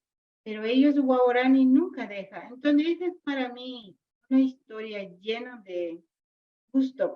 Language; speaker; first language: Spanish; non-native, local second language; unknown